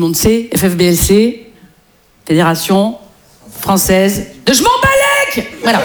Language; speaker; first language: French; native; French